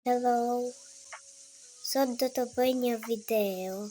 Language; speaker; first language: Albanian; early bilingual, heritage; Albanian